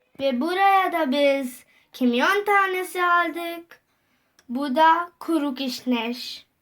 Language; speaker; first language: Turkish; non-native, learner; Hindi